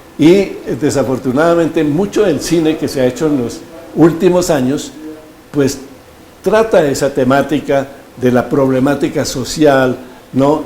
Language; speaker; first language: Spanish; native; Spanish